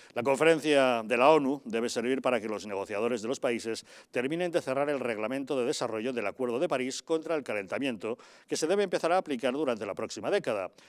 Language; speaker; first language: Spanish; native; Spanish